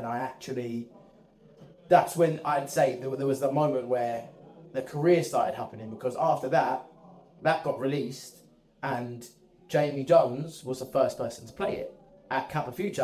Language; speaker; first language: English; native; English